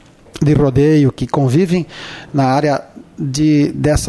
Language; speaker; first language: Portuguese; native; Portuguese